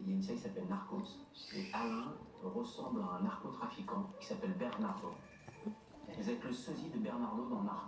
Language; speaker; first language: French; native; French